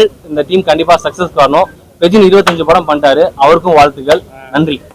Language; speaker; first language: Tamil; native; Tamil